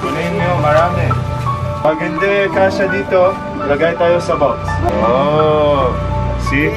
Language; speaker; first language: Filipino; non-native, learner; Arabic